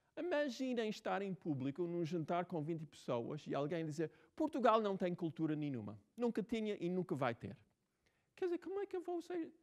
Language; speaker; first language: Portuguese; non-native, fluent; English